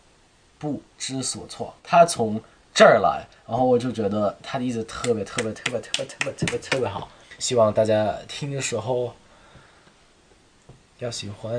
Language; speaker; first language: Chinese; non-native, fluent; Thai